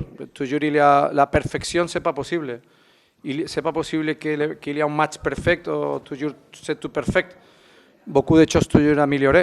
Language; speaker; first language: French; non-native, fluent; Spanish